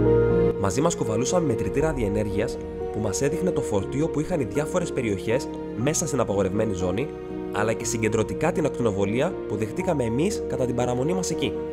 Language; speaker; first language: Greek; native; Greek